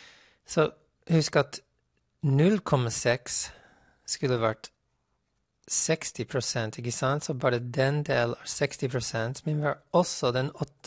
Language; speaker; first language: Norwegian; non-native, fluent; English